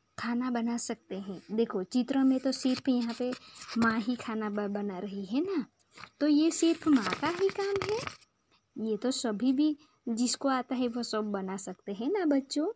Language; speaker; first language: Hindi; non-native, local second language; Gujarati